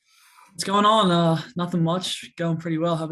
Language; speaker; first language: English; native; English